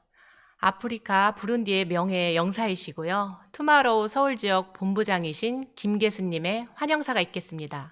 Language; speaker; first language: Korean; native; Korean